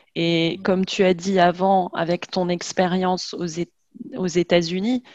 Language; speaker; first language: French; native; French